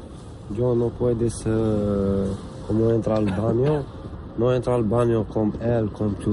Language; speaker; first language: Spanish; non-native, learner; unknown